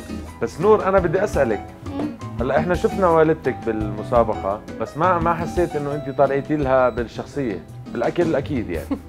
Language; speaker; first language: Arabic; native; Arabic